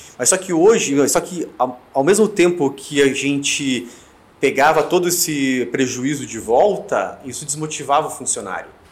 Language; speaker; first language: Portuguese; native; Portuguese